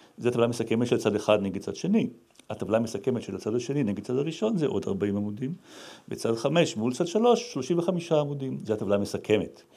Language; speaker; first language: Hebrew; native; Hebrew